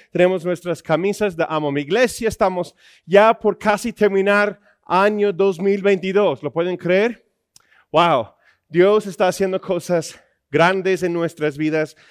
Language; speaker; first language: Spanish; non-native, fluent; English